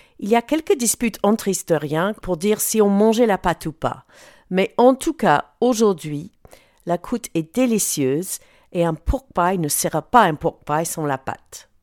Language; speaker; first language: French; non-native, fluent; English